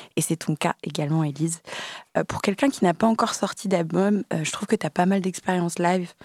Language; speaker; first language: French; native; French